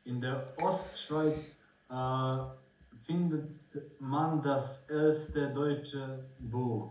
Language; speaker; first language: German; non-native, learner; Croatian